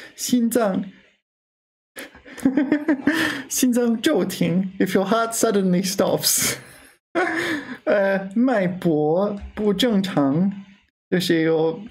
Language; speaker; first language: Chinese; non-native, learner; English